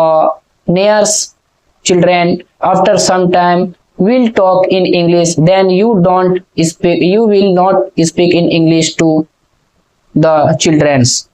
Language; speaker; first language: English; non-native, learner; Hindi